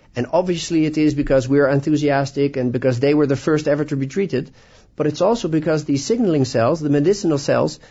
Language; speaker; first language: English; non-native, fluent; Dutch